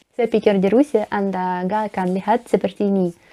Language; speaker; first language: Indonesian; non-native, learner; Russian